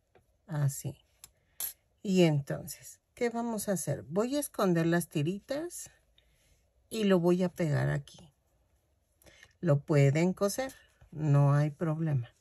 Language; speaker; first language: Spanish; native; Spanish